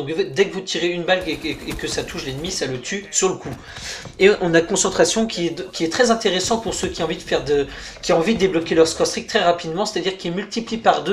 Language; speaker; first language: French; native; French